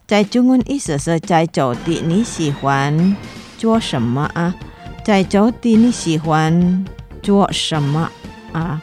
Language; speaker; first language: Chinese; non-native, learner; Indonesian